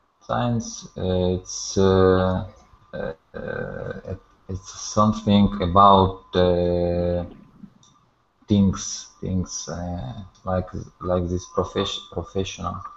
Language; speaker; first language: English; non-native, learner; Spanish